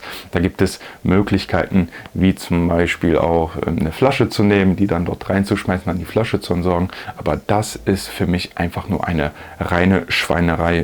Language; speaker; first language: German; native; German